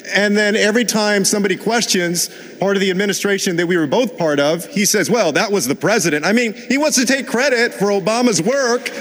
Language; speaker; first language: English; native; English